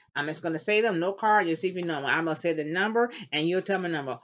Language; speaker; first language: English; native; English